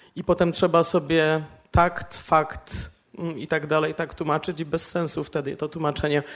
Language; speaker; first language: Polish; native; Polish